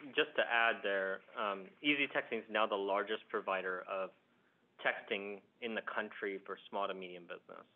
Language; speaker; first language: English; early bilingual, other home language; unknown